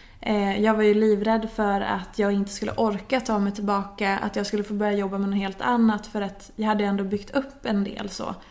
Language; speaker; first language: Swedish; native; Swedish